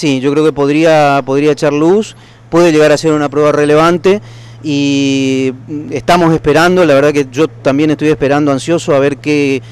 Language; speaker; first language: Spanish; native; Spanish